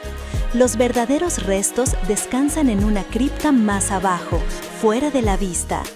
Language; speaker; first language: Spanish; native; Spanish